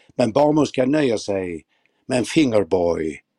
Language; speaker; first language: Swedish; native; Swedish